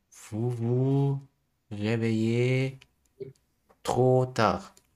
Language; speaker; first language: French; non-native, learner; German